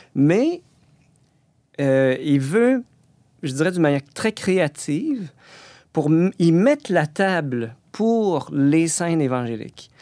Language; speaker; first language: French; native; French